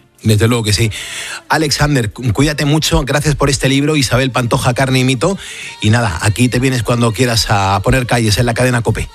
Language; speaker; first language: Spanish; native; Spanish